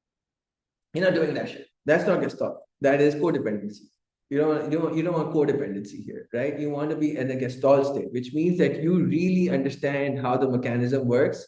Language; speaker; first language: English; non-native, local second language; Urdu